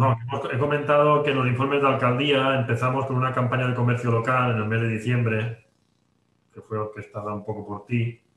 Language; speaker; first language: Spanish; non-native, local second language; Catalan